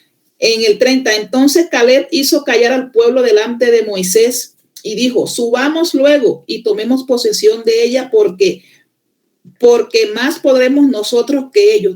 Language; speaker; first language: Spanish; native; Spanish